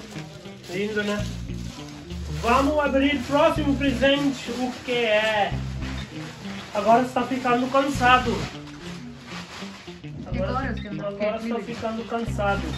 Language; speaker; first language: Portuguese; non-native, learner; Hindi